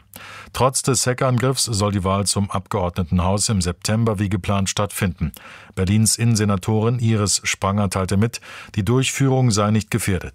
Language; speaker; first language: German; native; German